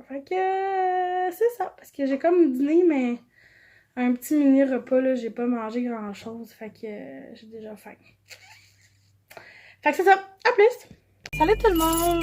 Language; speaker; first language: French; native; French